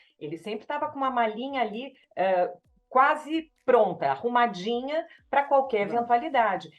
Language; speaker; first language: Portuguese; native; Portuguese